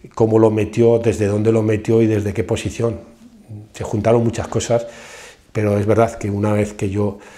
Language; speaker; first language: Spanish; native; Spanish